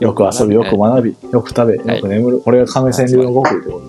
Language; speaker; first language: Japanese; native; Japanese